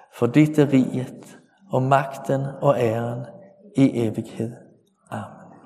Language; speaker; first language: Danish; native; Danish